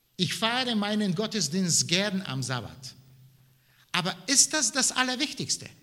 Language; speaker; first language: German; non-native, fluent; Bulgarian